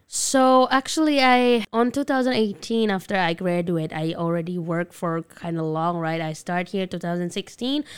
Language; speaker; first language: English; non-native, fluent; Indonesian